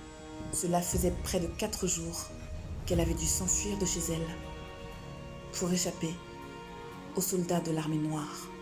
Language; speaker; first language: French; native; French